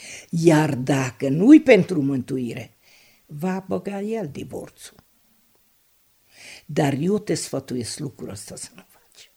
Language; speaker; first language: Romanian; non-native, local second language; Hungarian